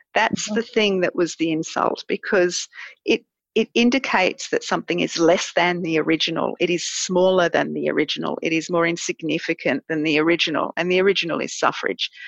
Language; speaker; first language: English; native; English